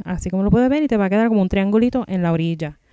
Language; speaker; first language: Spanish; native; Spanish